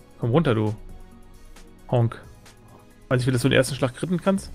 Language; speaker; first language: German; native; German